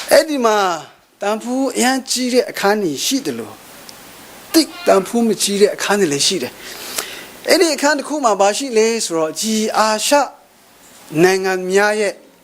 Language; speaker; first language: Burmese; non-native, local second language; Kachin